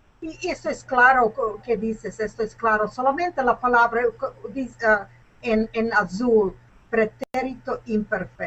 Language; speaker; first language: Spanish; non-native, fluent; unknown